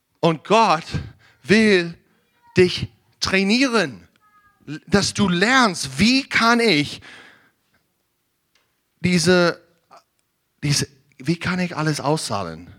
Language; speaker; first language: German; non-native, learner; English